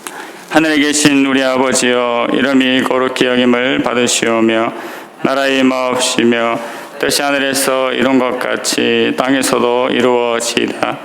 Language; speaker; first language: Korean; native; Korean